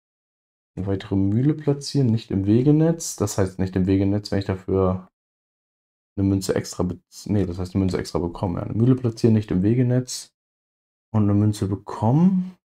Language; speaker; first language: German; native; German